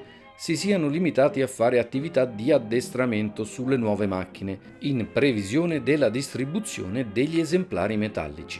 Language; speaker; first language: Italian; native; Italian